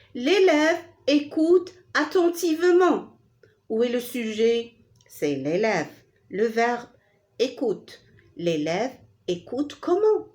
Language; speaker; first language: French; non-native, local second language; Arabic